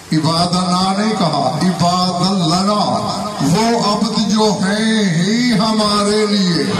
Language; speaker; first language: Urdu; non-native, local second language; Saraiki